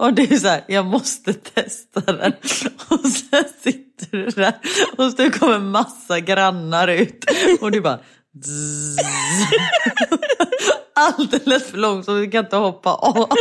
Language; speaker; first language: Swedish; native; Swedish